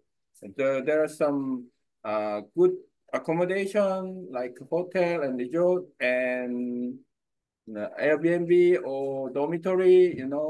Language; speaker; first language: English; non-native, learner; Korean